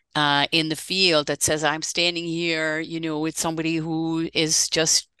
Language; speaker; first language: English; non-native, fluent; Dutch